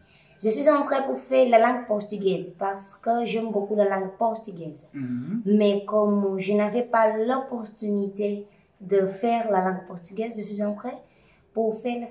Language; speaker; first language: French; non-native, fluent; Portuguese